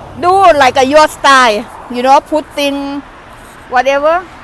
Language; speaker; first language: English; non-native, learner; Thai